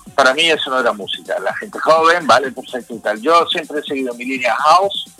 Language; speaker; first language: Spanish; early bilingual, heritage; Spanish